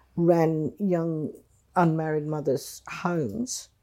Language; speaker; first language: English; native; English